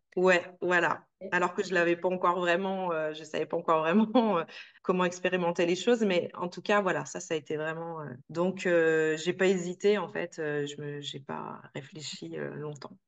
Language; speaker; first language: French; native; French